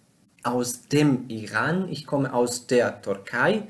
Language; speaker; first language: German; non-native, learner; Pashto